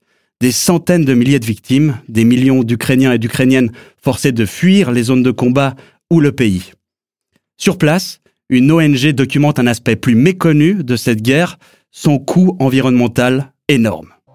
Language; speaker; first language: French; native; French